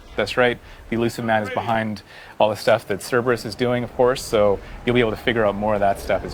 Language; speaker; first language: English; native; English